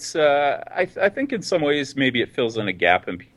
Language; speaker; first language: English; native; English